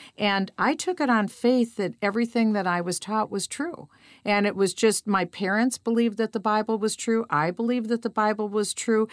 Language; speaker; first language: English; native; English